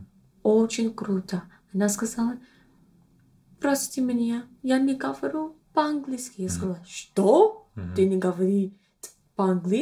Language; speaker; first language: Russian; non-native, learner; English